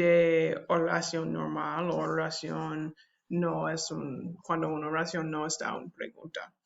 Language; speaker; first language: Spanish; non-native, learner; English